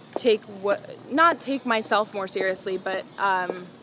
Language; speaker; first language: English; early bilingual, other home language; Spanish